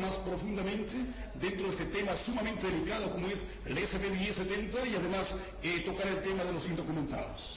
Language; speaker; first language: Spanish; native; Spanish